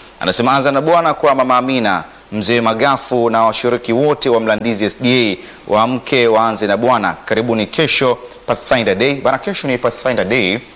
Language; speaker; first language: Swahili; native; Swahili